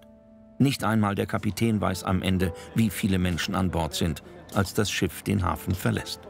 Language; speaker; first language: German; native; German